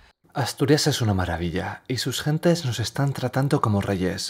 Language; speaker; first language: Spanish; native; Spanish